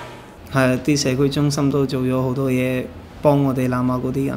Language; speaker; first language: Cantonese; early bilingual, other home language; Urdu